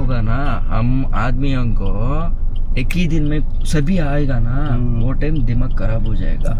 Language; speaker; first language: Hindi; non-native, learner; Kannada